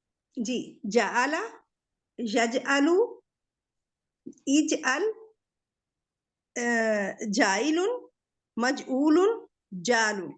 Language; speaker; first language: Arabic; non-native, learner; Urdu